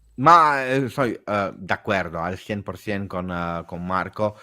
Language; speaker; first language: Spanish; non-native, fluent; Italian